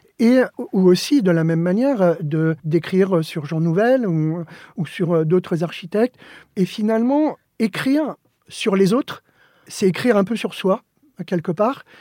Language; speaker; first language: French; early bilingual, other home language; Spanish